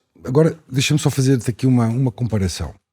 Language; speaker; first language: Portuguese; native; Portuguese